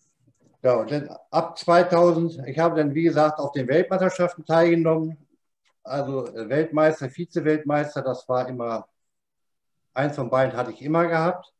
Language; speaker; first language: German; native; German